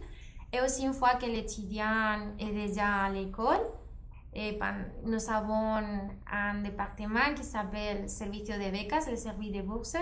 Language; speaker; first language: French; non-native, fluent; Spanish